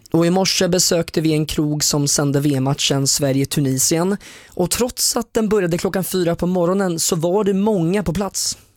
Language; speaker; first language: Swedish; native; Swedish